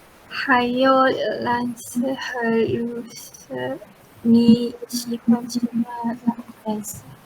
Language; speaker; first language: Chinese; non-native, learner; Malay